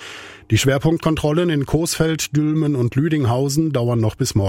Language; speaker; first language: German; native; German